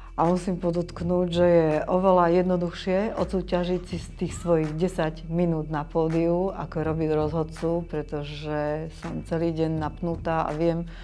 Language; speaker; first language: Slovak; native; Slovak